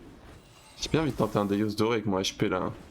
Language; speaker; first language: French; native; French